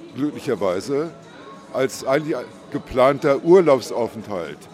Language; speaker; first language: German; native; German